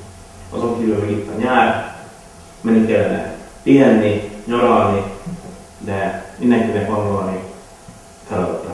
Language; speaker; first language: Hungarian; native; Hungarian